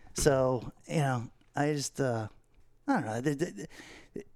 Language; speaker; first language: English; native; English